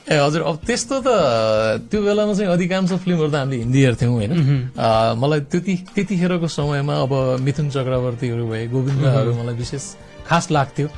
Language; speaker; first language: Nepali; non-native, local second language; Gurung